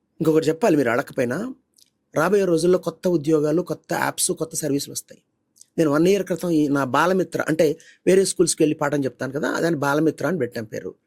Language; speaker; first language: Telugu; native; Telugu